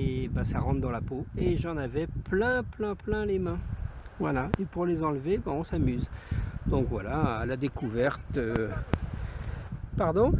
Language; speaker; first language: French; native; French